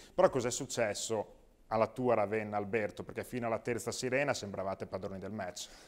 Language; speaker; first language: Italian; native; Italian